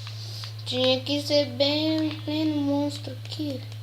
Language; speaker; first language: Portuguese; native; Portuguese